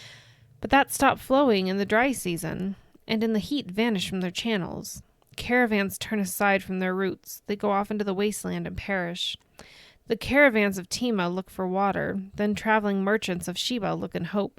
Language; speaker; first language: English; native; English